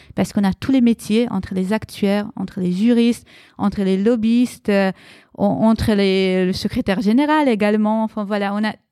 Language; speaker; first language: French; early bilingual, other home language; Romanian